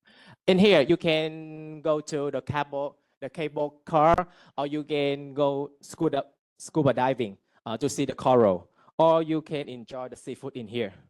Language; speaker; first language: English; non-native, fluent; Vietnamese